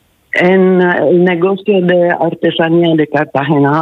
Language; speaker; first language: Spanish; non-native, learner; Italian